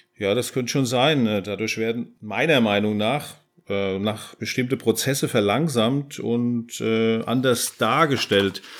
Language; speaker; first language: German; native; German